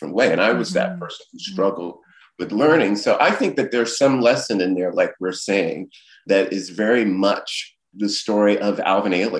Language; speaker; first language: English; native; English